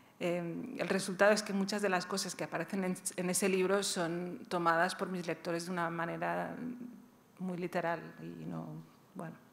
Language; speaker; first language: Spanish; early bilingual, other home language; Riffian